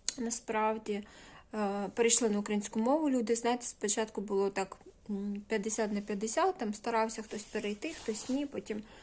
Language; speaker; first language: Ukrainian; non-native, local second language; Russian